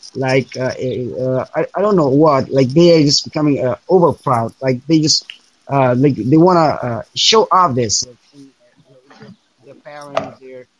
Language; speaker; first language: English; non-native, fluent; Persian